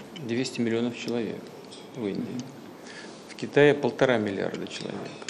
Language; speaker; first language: Russian; native; Russian